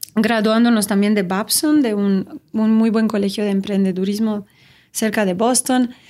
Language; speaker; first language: Spanish; non-native, fluent; Romanian